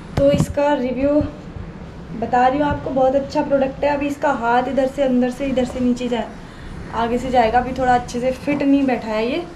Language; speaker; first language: Hindi; native; Hindi